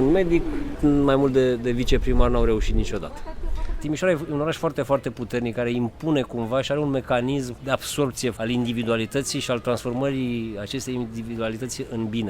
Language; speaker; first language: Romanian; native; Romanian